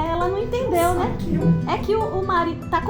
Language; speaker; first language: Portuguese; native; Portuguese